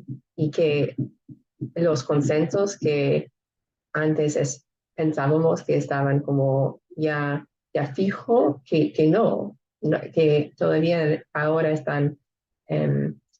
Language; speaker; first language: Spanish; non-native, fluent; English